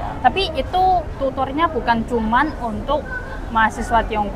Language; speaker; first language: Indonesian; non-native, fluent; Chinese